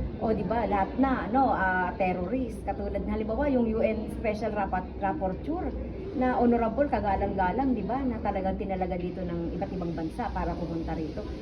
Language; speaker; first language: Filipino; native; Filipino